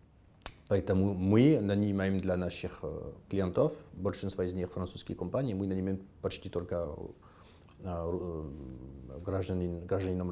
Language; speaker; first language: Russian; non-native, fluent; French